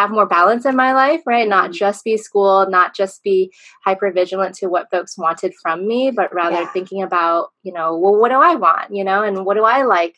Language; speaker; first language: English; native; English